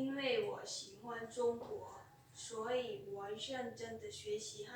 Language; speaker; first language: Chinese; non-native, learner; Lao